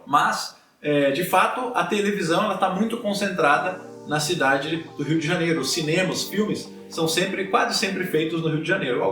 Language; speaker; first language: Portuguese; native; Portuguese